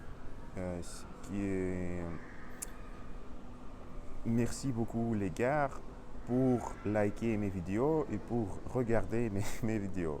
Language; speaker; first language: French; non-native, learner; Russian